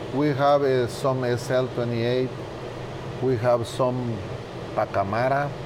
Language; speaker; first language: English; non-native, learner; Spanish